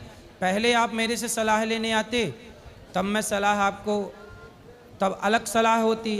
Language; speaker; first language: Hindi; native; Hindi